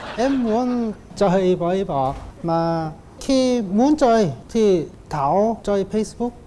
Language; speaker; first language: Vietnamese; non-native, learner; Korean